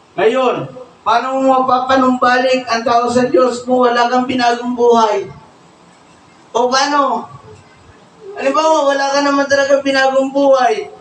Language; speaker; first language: Filipino; non-native, local second language; Bikol